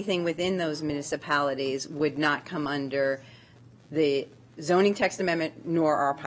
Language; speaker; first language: English; native; English